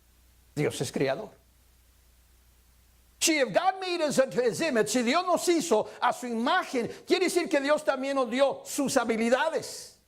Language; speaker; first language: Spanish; early bilingual, heritage; Spanish